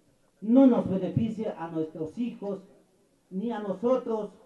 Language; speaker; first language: Spanish; non-native, local second language; Tzeltal